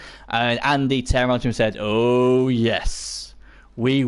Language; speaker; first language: English; native; English